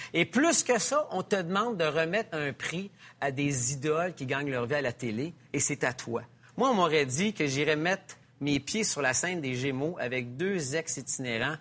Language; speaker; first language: French; native; French